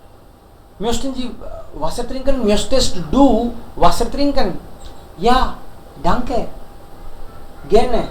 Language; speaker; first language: German; non-native, learner; Hindi